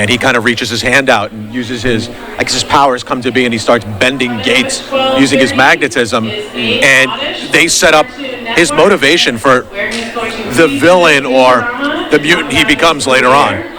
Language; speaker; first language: English; native; English